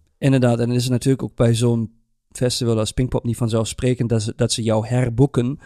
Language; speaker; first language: Dutch; non-native, fluent; German